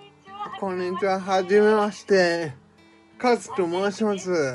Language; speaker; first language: Japanese; native; Japanese